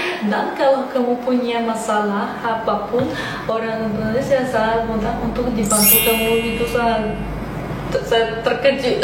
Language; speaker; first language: Indonesian; non-native, learner; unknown